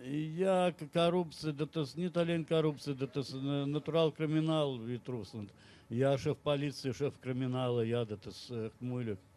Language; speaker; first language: Dutch; non-native, learner; Russian